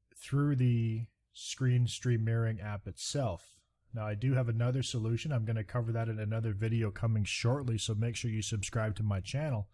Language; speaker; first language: English; native; English